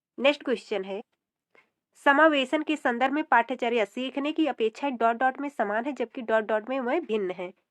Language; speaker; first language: Hindi; native; Hindi